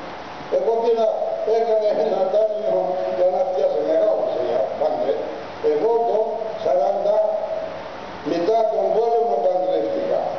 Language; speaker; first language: Greek; early bilingual, other home language; Turkish